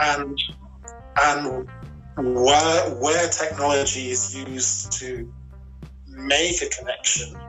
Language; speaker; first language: English; native; English